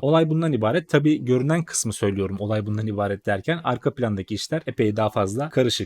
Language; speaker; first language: Turkish; native; Turkish